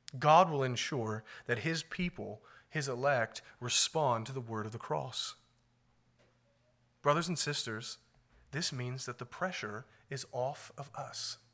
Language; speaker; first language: English; native; English